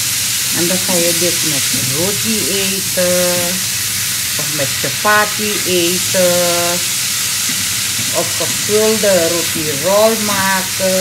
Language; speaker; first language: Dutch; non-native, local second language; Caribbean Hindustani